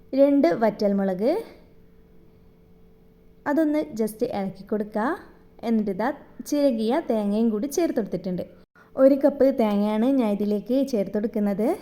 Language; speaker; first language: Malayalam; native; Malayalam